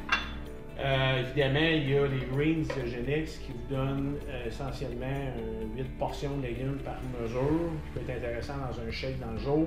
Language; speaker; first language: French; native; French